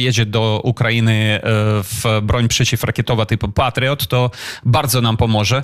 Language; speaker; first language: Polish; non-native, fluent; Ukrainian